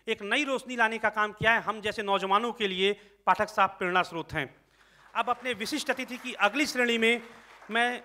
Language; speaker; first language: Hindi; native; Hindi